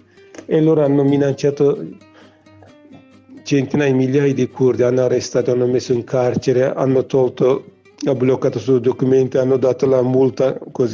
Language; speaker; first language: Italian; non-native, learner; Kurdish